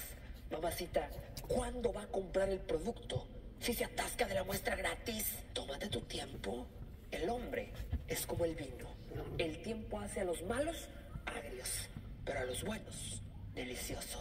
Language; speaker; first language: Spanish; native; Spanish